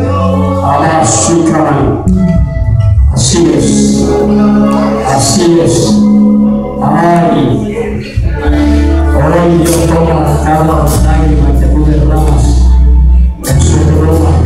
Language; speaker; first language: Spanish; native; Spanish